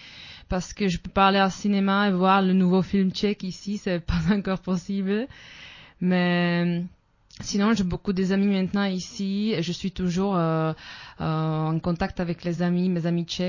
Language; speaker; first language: French; non-native, fluent; Czech